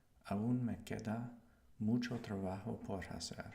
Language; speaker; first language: Spanish; non-native, learner; English